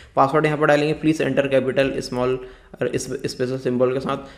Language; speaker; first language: Hindi; native; Hindi